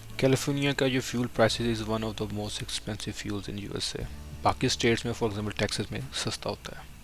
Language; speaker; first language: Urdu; non-native, local second language; Punjabi